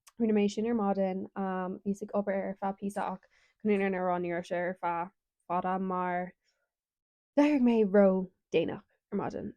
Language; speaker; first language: Irish; non-native, local second language; English